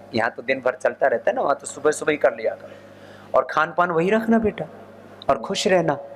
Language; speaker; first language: Hindi; native; Hindi